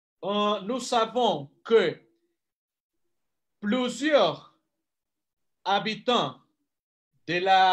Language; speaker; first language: French; non-native, fluent; Portuguese